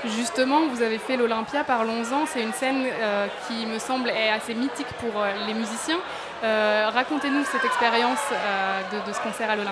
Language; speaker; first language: French; native; French